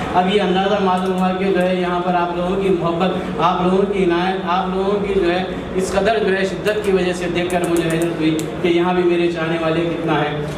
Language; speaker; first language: Urdu; native; Urdu